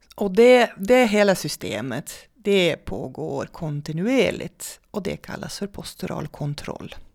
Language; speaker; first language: Swedish; non-native, fluent; Dutch